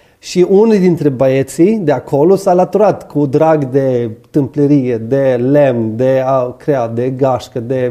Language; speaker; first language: Romanian; non-native, fluent; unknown